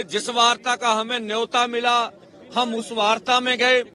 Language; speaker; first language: Hindi; non-native, local second language; Punjabi